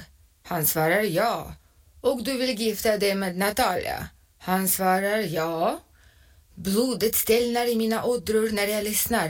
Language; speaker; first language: Swedish; non-native, fluent; Russian